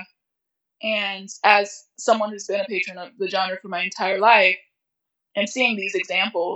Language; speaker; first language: English; native; English